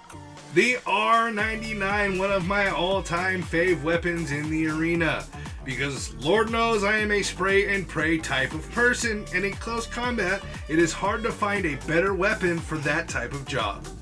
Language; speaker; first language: English; native; English